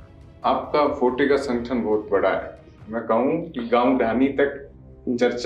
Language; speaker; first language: Hindi; native; Hindi